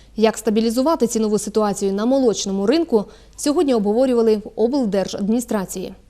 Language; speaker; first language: Ukrainian; native; Ukrainian